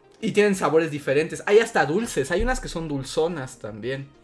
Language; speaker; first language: Spanish; native; Spanish